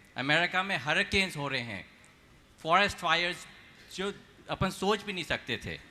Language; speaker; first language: Hindi; native; Hindi